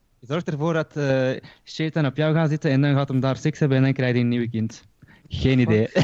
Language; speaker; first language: Dutch; early bilingual, other home language; Turkish